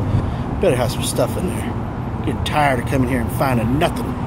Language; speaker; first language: English; native; English